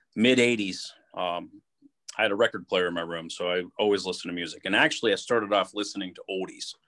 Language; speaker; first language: English; native; English